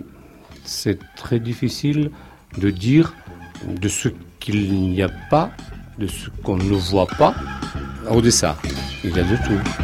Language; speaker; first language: French; non-native, fluent; Russian